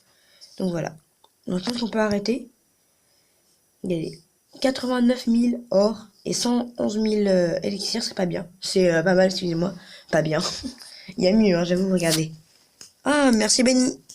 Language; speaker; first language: French; native; French